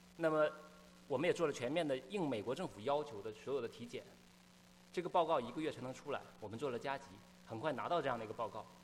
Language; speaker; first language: Chinese; native; Chinese